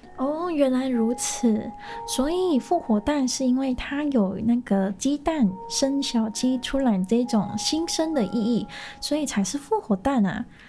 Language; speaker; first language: Chinese; native; Chinese